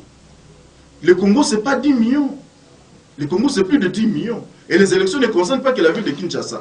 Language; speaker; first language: French; non-native, local second language; Lingala